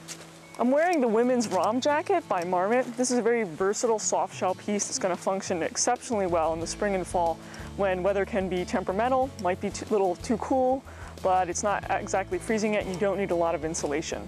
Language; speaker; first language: English; native; English